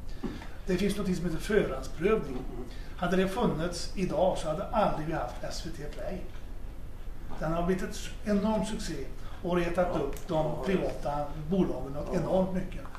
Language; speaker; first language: Swedish; native; Swedish